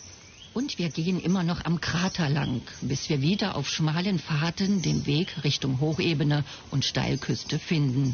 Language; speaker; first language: German; native; German